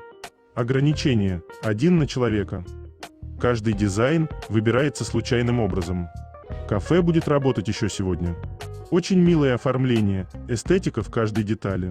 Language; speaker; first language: Russian; native; Russian